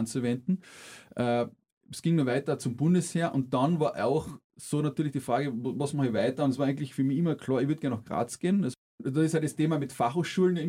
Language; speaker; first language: German; native; German